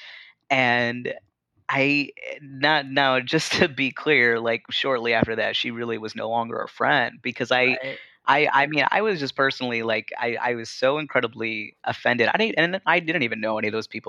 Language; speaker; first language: English; native; English